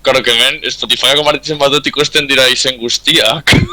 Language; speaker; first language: Basque; non-native, local second language; Spanish